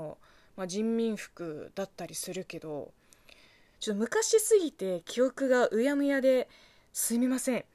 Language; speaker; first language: Japanese; non-native, fluent; Chinese